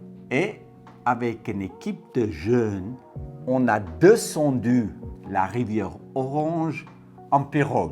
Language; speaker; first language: French; non-native, fluent; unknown